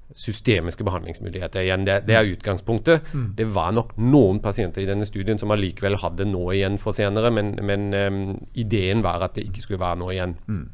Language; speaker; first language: Norwegian; non-native, fluent; German